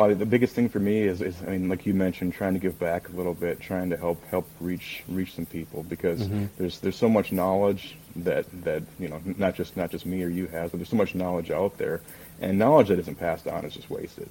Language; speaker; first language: English; native; English